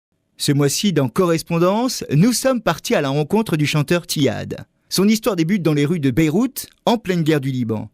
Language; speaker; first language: French; native; French